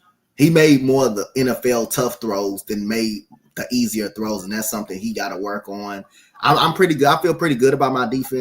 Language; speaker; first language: English; native; English